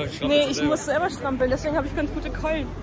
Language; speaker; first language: German; native; German